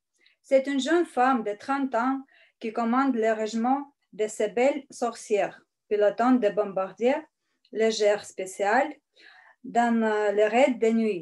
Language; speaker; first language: French; non-native, learner; Russian